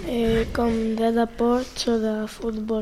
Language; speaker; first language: Catalan; non-native, local second language; Spanish